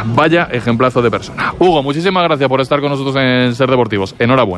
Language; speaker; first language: Spanish; native; Spanish